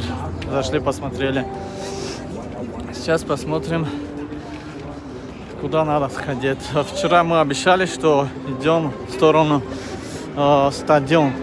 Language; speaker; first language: Russian; non-native, fluent; Tajik